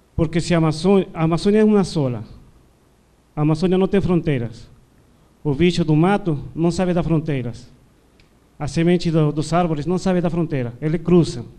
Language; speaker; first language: Portuguese; non-native, learner; Spanish